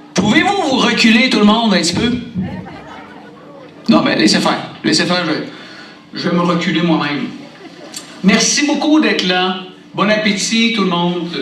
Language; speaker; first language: French; native; French